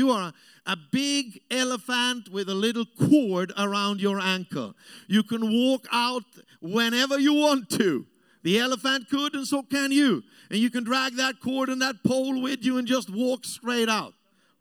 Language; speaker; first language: English; non-native, fluent; German